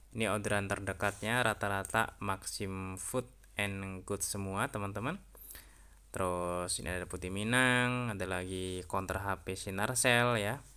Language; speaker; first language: Indonesian; native; Indonesian